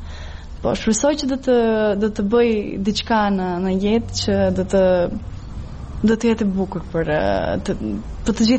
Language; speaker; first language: Albanian; non-native, fluent; Serbian